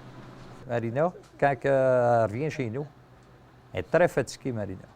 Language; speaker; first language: French; native; French